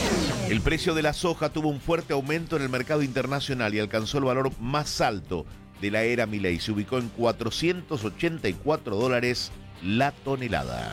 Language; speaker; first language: Spanish; native; Spanish